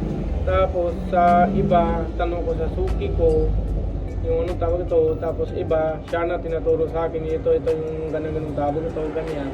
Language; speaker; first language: Filipino; non-native, learner; Punjabi